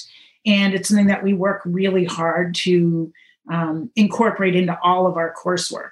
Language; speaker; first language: English; native; English